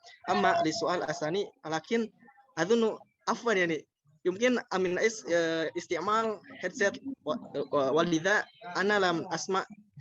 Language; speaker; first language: Arabic; non-native, learner; Indonesian